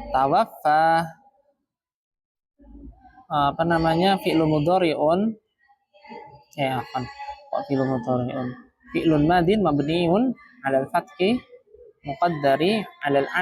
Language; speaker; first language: Arabic; non-native, fluent; Indonesian